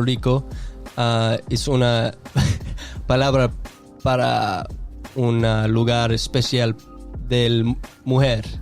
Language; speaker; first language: Spanish; non-native, learner; English